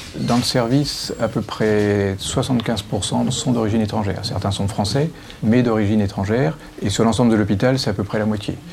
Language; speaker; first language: French; native; French